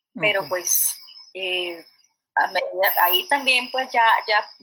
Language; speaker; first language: Spanish; native; Spanish